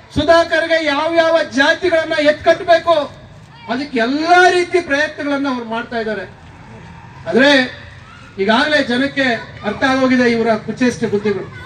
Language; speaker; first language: Kannada; native; Kannada